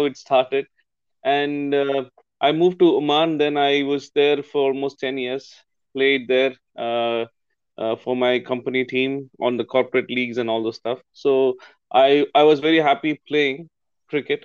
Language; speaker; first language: English; non-native, local second language; Tamil